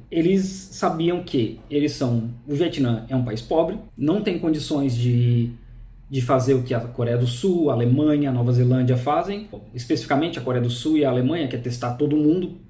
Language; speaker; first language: Portuguese; native; Portuguese